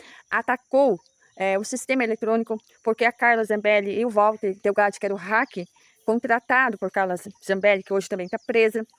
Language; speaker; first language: Portuguese; native; Portuguese